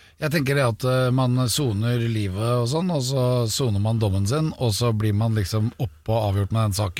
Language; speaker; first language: Norwegian; native; Norwegian